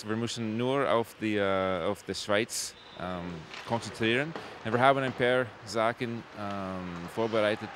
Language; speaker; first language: German; non-native, learner; English